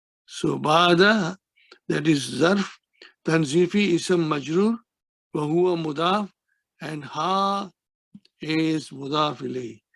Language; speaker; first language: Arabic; non-native, fluent; Urdu